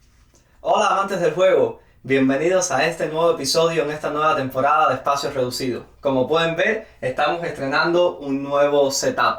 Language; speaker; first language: Spanish; native; Spanish